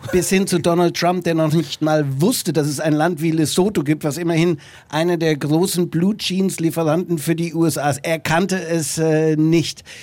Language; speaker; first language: German; native; German